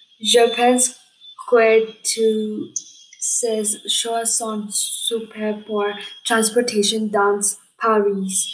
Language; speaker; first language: French; non-native, learner; English